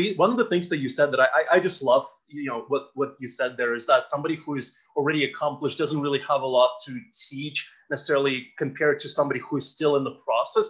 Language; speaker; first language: English; non-native, fluent; Ukrainian